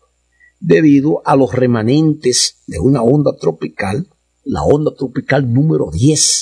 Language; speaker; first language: Spanish; native; Spanish